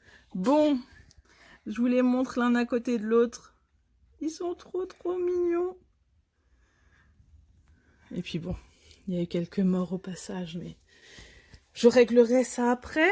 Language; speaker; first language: French; native; French